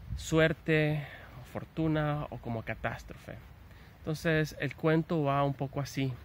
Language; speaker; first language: Spanish; native; Spanish